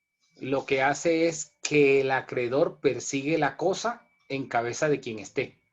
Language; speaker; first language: Spanish; native; Spanish